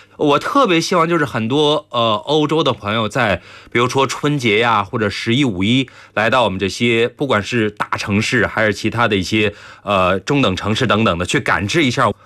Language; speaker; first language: Chinese; native; Chinese